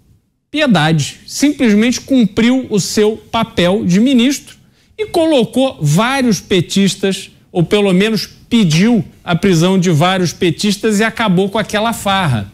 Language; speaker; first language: Portuguese; native; Portuguese